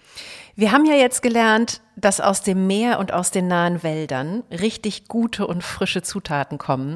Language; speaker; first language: German; native; German